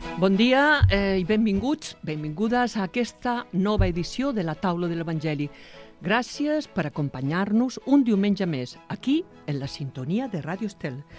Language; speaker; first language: Catalan; native; Catalan